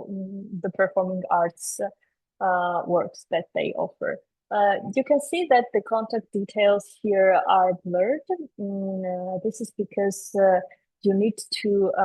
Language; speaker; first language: English; non-native, fluent; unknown